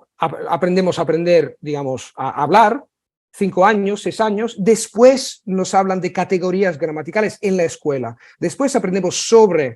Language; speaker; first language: Spanish; non-native, fluent; Italian